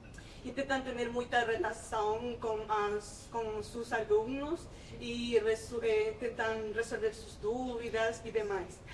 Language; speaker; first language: Portuguese; non-native, fluent; Spanish